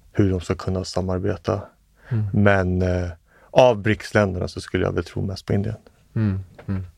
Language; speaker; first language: Swedish; early bilingual, other home language; English